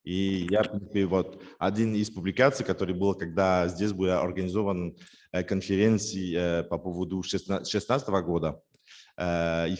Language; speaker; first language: Russian; non-native, fluent; French